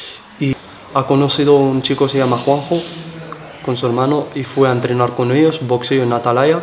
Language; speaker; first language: Spanish; non-native, learner; Arabic